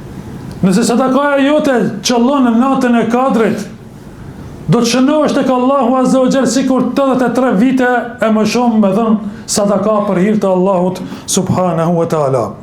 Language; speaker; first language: Albanian; native; Albanian